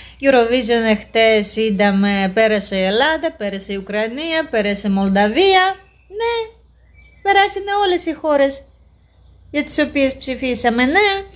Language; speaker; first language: Greek; non-native, fluent; Russian